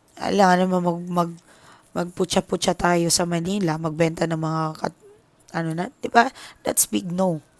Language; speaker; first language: Filipino; non-native, local second language; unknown